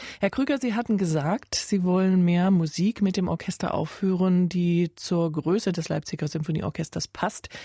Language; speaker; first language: German; native; German